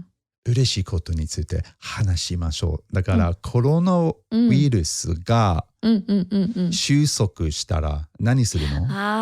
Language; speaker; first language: Japanese; non-native, fluent; English